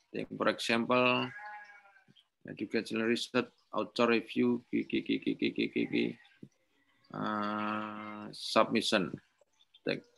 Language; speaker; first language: English; non-native, learner; Indonesian